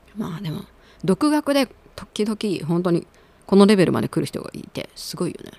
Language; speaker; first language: Japanese; native; Japanese